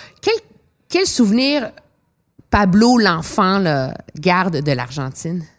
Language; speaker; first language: French; native; French